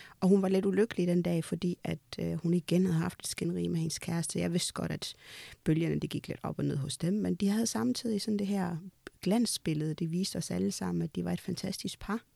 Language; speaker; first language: Danish; early bilingual, other home language; Amharic